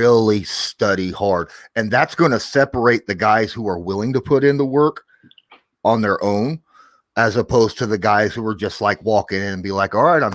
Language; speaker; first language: English; native; English